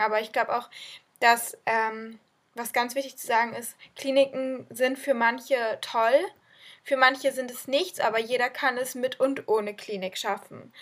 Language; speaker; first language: German; native; German